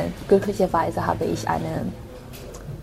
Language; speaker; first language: German; non-native, learner; Chinese